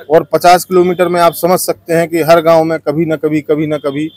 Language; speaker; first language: Hindi; native; Hindi